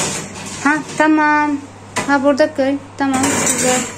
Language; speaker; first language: Turkish; non-native, learner; Arabic